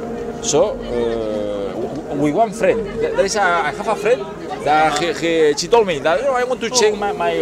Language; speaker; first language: English; non-native, learner; Spanish